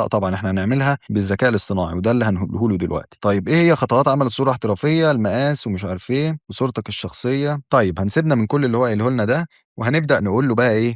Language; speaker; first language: Arabic; native; Arabic